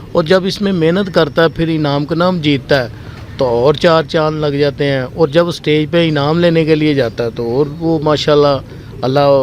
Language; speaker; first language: Urdu; non-native, local second language; Punjabi